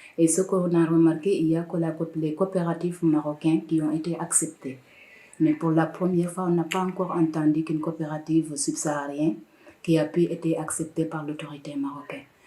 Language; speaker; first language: French; non-native, local second language; Wolof